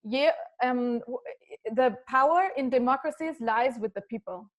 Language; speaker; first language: Hindi; early bilingual, other home language; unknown